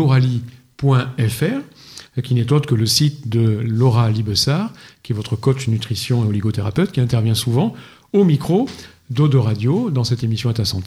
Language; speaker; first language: French; native; French